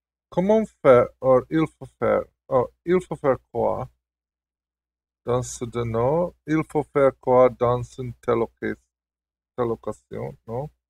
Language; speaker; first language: French; non-native, learner; Hungarian